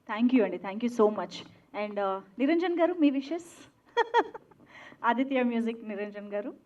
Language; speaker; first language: Telugu; native; Telugu